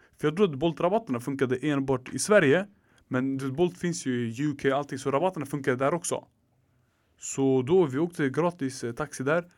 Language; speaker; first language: Swedish; early bilingual, other home language; Arabic